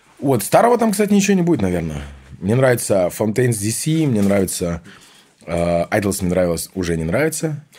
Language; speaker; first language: Russian; early bilingual, heritage; Russian